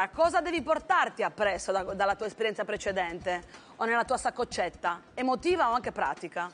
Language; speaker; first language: Italian; native; Italian